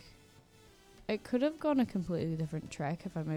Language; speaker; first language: English; native; English